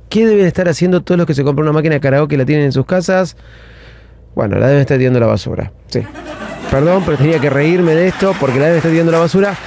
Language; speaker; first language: Spanish; native; Spanish